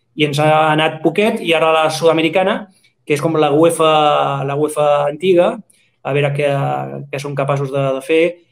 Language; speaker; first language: Catalan; native; Catalan